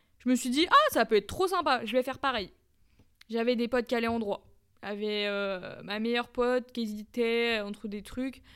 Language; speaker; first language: French; native; French